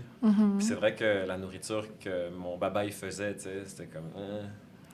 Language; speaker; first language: French; early bilingual, other home language; Turkish